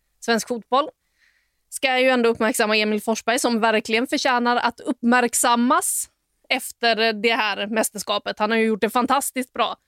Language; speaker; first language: Swedish; native; Swedish